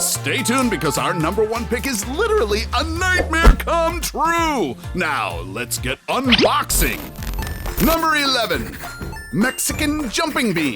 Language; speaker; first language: English; native; English